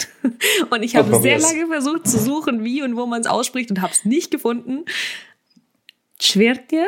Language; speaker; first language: German; early bilingual, other home language; Russian